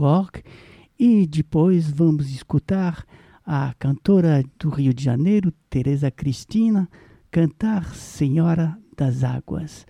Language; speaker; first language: Portuguese; non-native, fluent; French